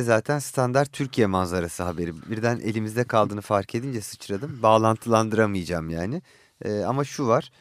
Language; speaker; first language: Turkish; native; Turkish